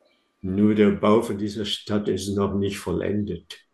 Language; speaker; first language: German; non-native, fluent; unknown